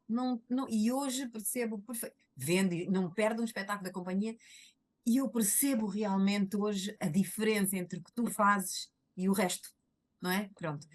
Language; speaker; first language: Portuguese; native; Portuguese